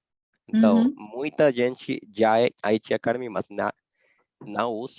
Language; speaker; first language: Portuguese; non-native, fluent; Spanish